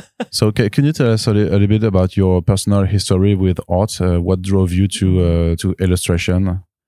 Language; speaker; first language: English; non-native, fluent; French